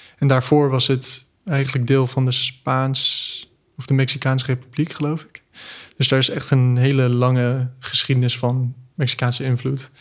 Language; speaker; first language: Dutch; non-native, fluent; English